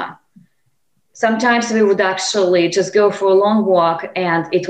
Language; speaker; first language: English; non-native, fluent; Russian